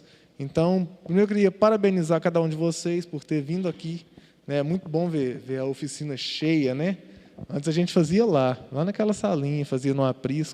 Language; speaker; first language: Portuguese; native; Portuguese